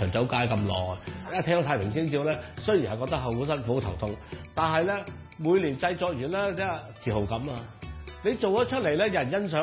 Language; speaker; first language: Cantonese; native; Cantonese